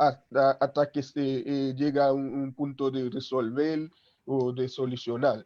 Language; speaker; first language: Spanish; non-native, local second language; Haitian Creole